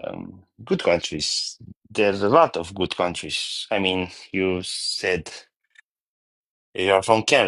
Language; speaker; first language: English; non-native, learner; Bulgarian